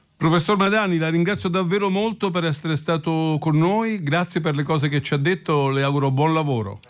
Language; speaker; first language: Italian; native; Italian